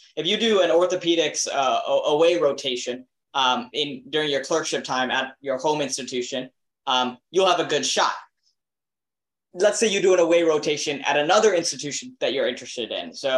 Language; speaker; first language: English; native; English